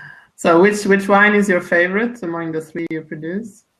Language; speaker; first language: English; non-native, fluent; Italian